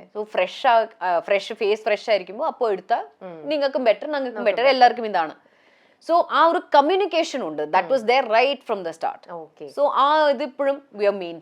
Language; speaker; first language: Malayalam; early bilingual, heritage; Malayalam